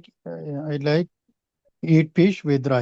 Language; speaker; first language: English; non-native, learner; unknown